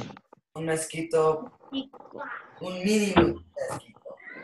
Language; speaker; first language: Spanish; non-native, learner; English